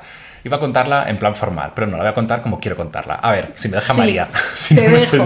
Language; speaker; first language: Spanish; native; Spanish